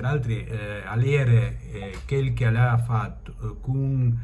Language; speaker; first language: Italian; early bilingual, heritage; Spanish